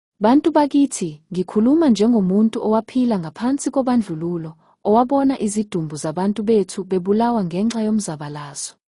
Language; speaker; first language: Zulu; native; Zulu